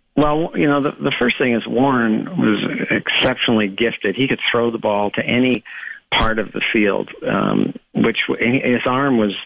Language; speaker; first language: English; native; English